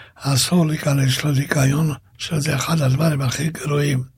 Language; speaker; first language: Hebrew; non-native, fluent; Hungarian